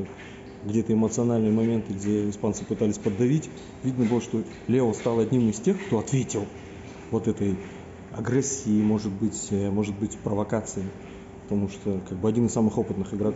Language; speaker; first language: Russian; native; Russian